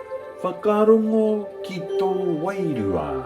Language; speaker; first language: Māori; non-native, local second language; English